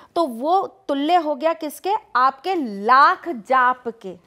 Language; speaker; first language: Hindi; native; Hindi